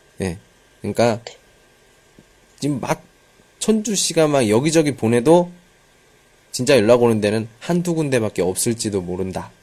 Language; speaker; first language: Korean; native; Korean